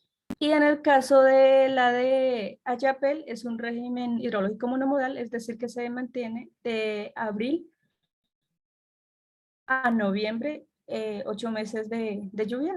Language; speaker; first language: Spanish; native; Spanish